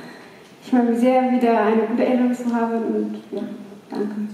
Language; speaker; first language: German; non-native, learner; Amharic